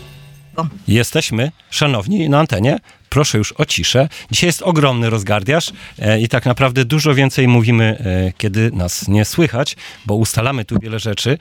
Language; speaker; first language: Polish; native; Polish